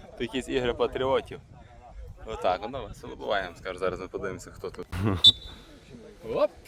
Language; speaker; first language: Ukrainian; native; Ukrainian